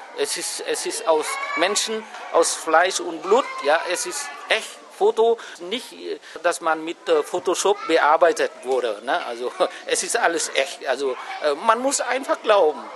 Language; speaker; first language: German; non-native, fluent; Vietnamese